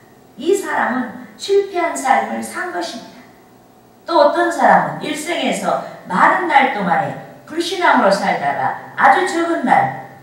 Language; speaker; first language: Korean; native; Korean